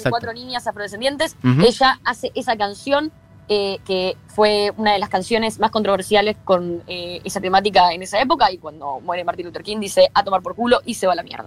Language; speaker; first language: Spanish; native; Spanish